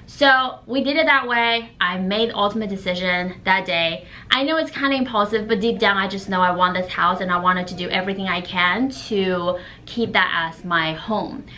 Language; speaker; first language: English; non-native, fluent; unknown